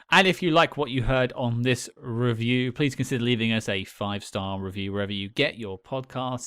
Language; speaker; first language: English; native; English